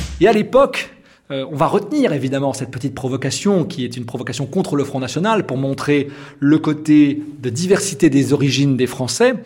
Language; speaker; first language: French; native; French